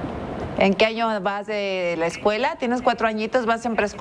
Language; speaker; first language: Spanish; native; Spanish